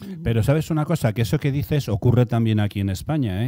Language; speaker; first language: Spanish; native; Spanish